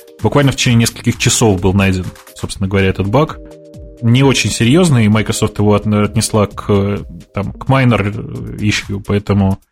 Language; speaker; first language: Russian; native; Russian